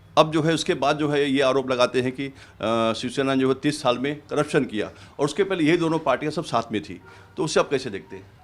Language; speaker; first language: Hindi; native; Hindi